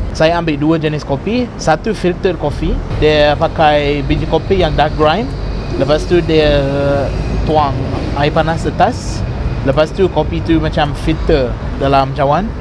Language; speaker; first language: Malay; non-native, fluent; English